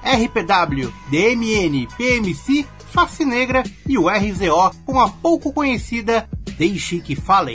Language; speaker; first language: Portuguese; native; Portuguese